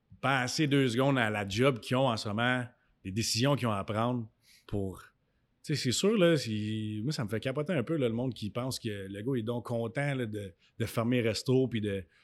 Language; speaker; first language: French; native; French